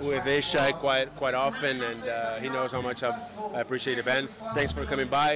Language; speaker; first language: English; non-native, fluent; Portuguese